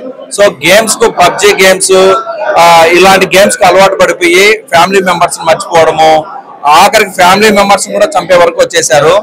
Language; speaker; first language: Telugu; native; Telugu